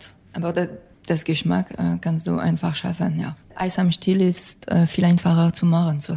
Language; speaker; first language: German; non-native, fluent; English